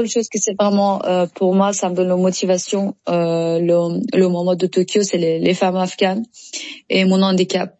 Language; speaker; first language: French; non-native, learner; Persian